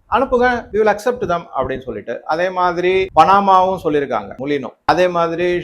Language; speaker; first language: Tamil; native; Tamil